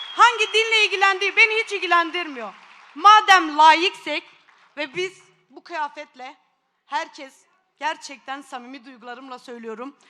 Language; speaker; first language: Turkish; native; Turkish